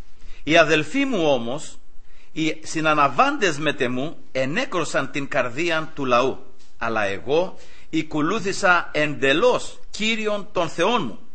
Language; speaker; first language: Greek; native; Greek